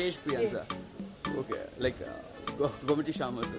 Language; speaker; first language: Portuguese; non-native, learner; Malayalam